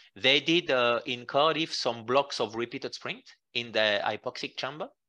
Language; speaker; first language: English; non-native, fluent; French